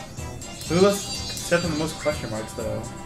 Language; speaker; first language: English; native; English